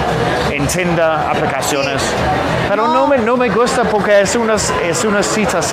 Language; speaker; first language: Spanish; non-native, learner; English